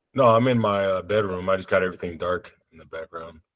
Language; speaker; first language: English; native; English